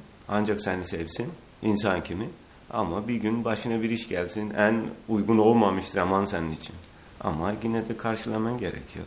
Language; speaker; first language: Turkish; non-native, learner; Azerbaijani